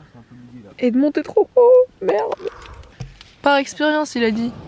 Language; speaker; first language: French; non-native, fluent; Russian